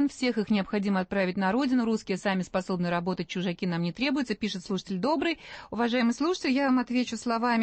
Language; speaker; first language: Russian; native; Russian